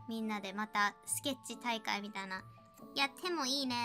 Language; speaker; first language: Japanese; native; Japanese